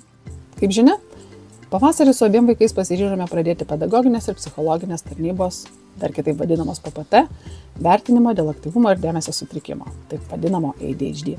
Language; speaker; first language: Lithuanian; native; Lithuanian